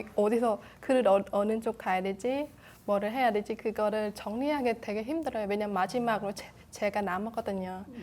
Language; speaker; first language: Korean; non-native, fluent; Khmer